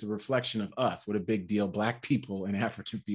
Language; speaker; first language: English; native; English